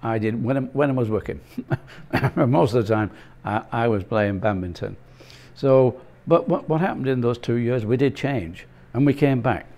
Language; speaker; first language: English; native; English